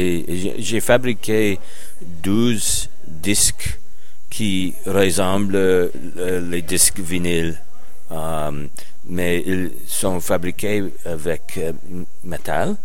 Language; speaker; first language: French; non-native, learner; English